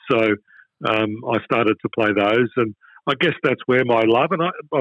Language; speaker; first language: English; native; English